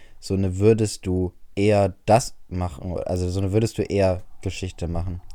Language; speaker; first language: German; native; German